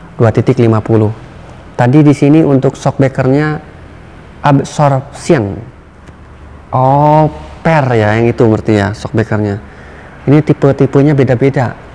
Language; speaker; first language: Indonesian; native; Indonesian